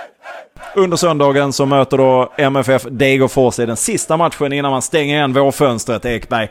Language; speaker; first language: Swedish; native; Swedish